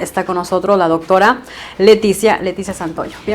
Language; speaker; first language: Spanish; native; Spanish